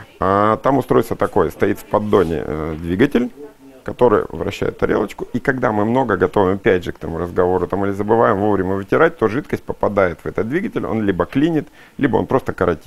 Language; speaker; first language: Russian; native; Russian